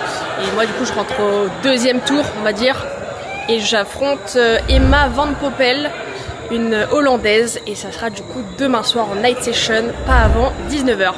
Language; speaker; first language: French; native; French